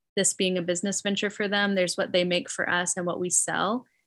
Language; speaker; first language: English; native; English